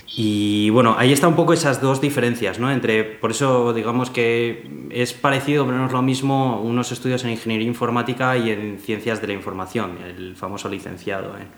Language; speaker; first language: Spanish; native; Spanish